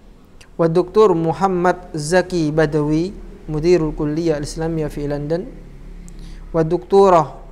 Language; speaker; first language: Arabic; non-native, fluent; Indonesian